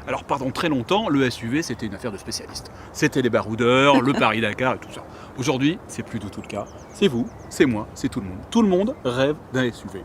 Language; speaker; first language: French; native; French